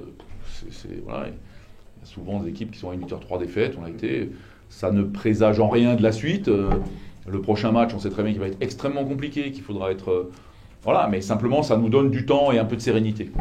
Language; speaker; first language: French; native; French